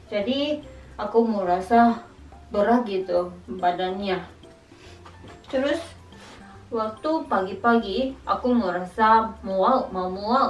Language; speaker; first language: Indonesian; non-native, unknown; Japanese